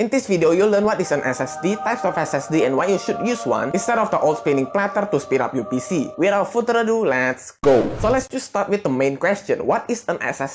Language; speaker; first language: English; non-native, fluent; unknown